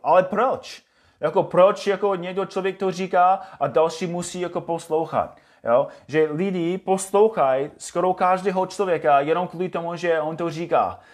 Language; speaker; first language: Czech; non-native, fluent; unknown